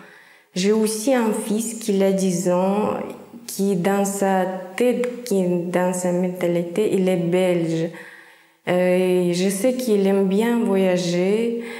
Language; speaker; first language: French; non-native, fluent; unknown